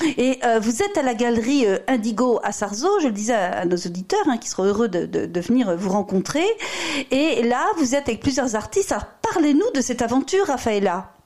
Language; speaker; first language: French; native; French